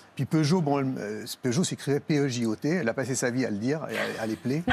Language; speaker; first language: French; native; French